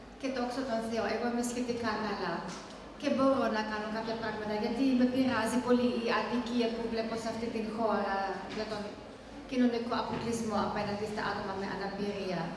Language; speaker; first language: Greek; non-native, fluent; German